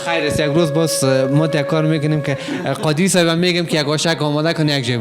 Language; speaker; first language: Persian; native; Persian